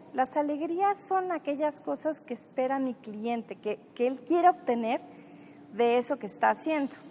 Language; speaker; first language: Spanish; native; Spanish